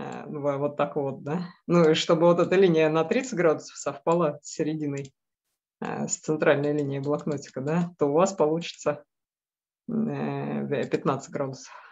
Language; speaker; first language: Russian; native; Russian